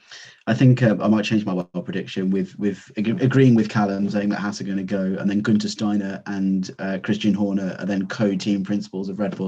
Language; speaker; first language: English; native; English